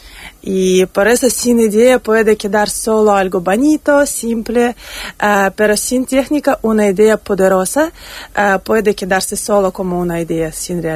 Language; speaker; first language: Spanish; non-native, learner; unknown